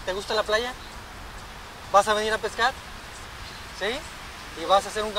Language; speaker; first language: Spanish; native; Spanish